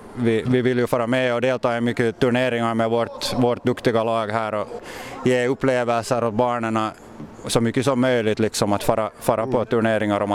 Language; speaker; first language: Swedish; native; Swedish